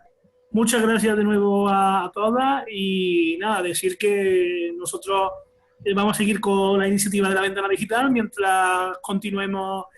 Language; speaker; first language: Spanish; native; Spanish